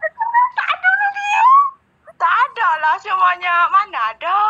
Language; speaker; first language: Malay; non-native, learner; Vietnamese